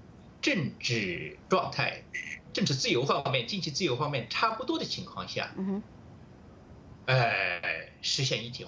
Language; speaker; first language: Chinese; native; Chinese